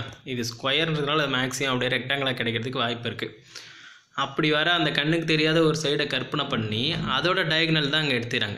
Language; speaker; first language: Tamil; native; Tamil